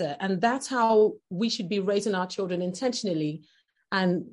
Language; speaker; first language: English; non-native, local second language; Yoruba